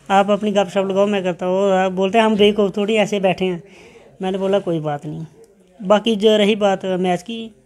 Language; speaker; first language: Hindi; native; Hindi